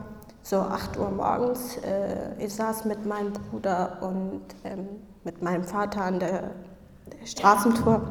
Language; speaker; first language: German; non-native, fluent; Kurdish